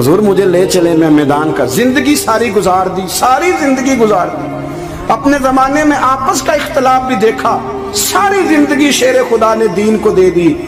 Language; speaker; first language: Urdu; non-native, local second language; Punjabi